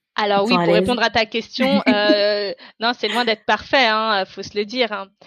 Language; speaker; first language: French; non-native, local second language; Tamil